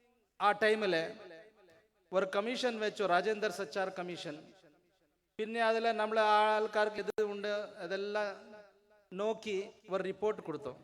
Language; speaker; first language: Malayalam; non-native, learner; Urdu